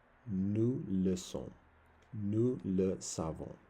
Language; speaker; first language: French; non-native, learner; English